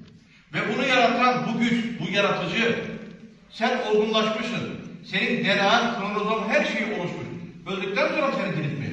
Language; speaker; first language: Turkish; native; Turkish